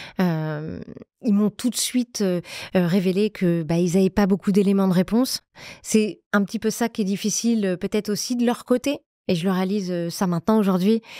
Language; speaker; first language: French; native; French